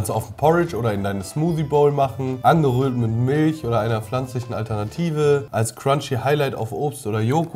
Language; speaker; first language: German; native; German